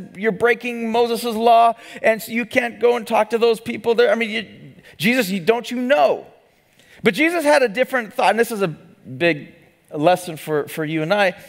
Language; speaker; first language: English; native; English